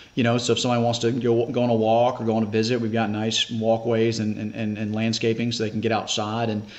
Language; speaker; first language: English; native; English